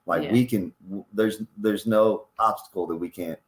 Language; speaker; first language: English; native; English